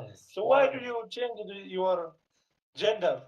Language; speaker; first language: English; non-native, learner; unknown